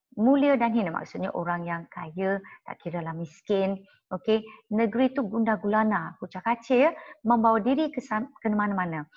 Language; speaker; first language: Malay; non-native, local second language; Chinese